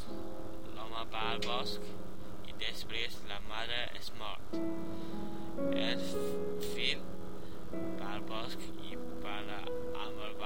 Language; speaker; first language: Catalan; non-native, learner; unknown